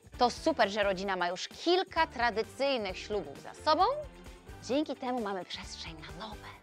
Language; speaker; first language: Polish; native; Polish